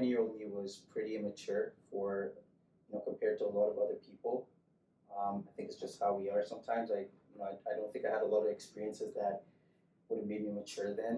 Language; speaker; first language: English; non-native, local second language; Yoruba